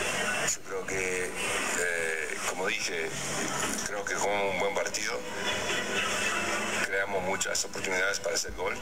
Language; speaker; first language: Spanish; non-native, fluent; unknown